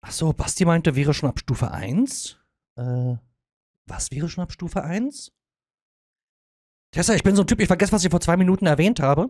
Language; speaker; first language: German; native; German